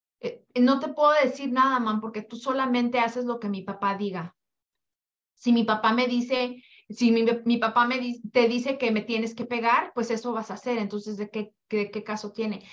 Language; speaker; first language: Spanish; early bilingual, heritage; Spanish